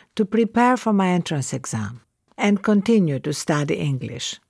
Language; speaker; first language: English; non-native, fluent; Greek